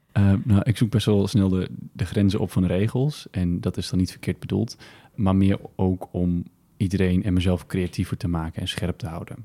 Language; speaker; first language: Dutch; early bilingual, other home language; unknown